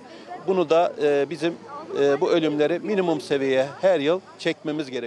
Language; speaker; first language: Turkish; native; Turkish